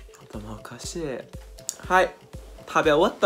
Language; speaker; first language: Japanese; non-native, learner; English